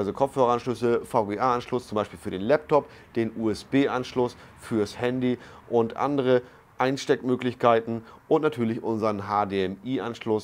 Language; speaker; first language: German; native; German